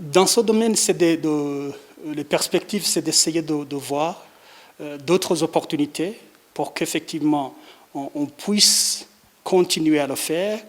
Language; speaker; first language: French; non-native, local second language; Rundi